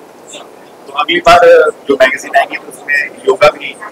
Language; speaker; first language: Hindi; native; Hindi